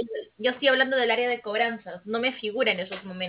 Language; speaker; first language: Spanish; native; Spanish